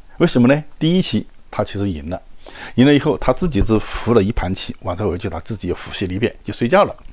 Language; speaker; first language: Chinese; native; Chinese